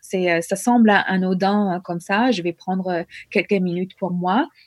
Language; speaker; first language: French; non-native, fluent; English